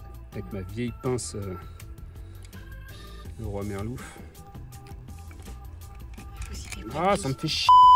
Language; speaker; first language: French; native; French